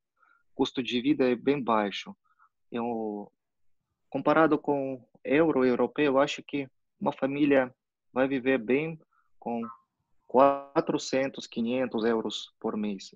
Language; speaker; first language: Portuguese; non-native, fluent; Russian